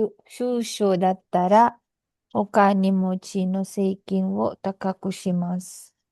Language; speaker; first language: Japanese; non-native, learner; Filipino